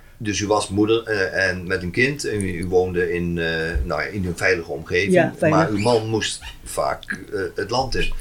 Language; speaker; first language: Dutch; native; Dutch